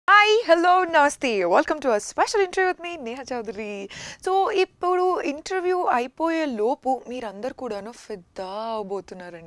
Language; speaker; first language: Telugu; native; Telugu